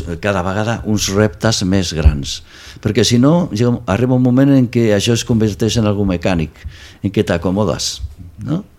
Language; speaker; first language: Catalan; non-native, local second language; Spanish